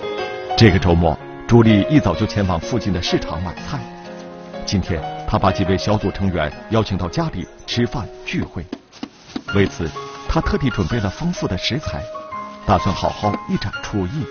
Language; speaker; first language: Chinese; native; Chinese